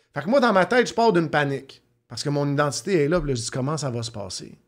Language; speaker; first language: French; native; French